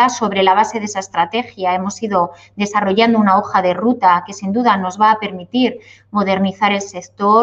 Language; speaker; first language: Spanish; native; Spanish